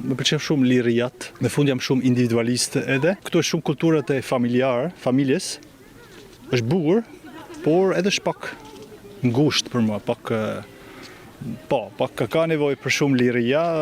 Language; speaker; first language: Albanian; non-native, learner; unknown